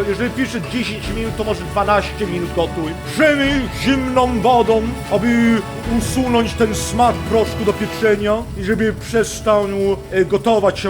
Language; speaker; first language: Polish; non-native, fluent; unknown